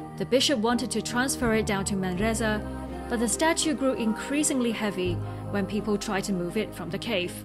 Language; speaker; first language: English; non-native, local second language; Cantonese